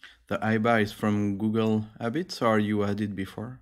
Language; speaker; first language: English; non-native, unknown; French